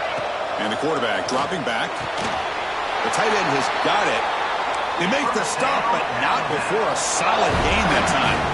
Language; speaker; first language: English; native; English